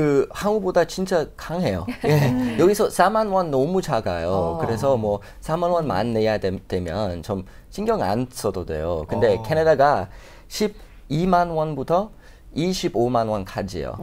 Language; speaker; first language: Korean; non-native, fluent; English